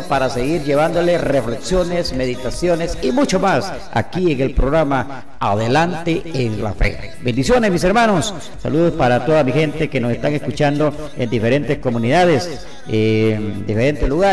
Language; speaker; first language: Spanish; native; Spanish